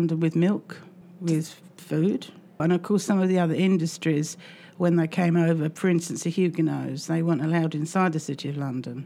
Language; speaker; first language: English; native; English